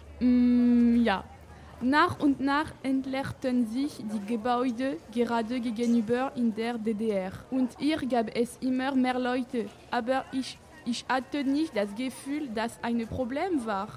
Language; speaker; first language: German; non-native, learner; French